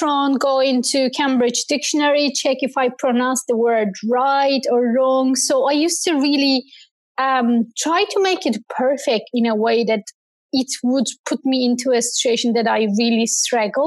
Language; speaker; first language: English; non-native, fluent; Turkish